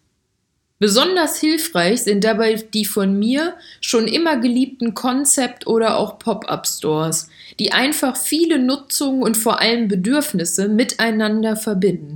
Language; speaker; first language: German; native; German